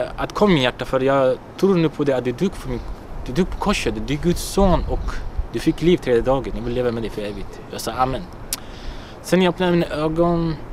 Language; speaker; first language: Swedish; non-native, fluent; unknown